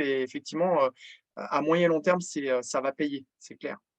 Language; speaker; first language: French; native; French